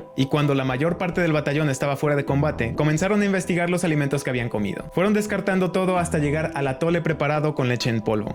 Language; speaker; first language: Spanish; native; Spanish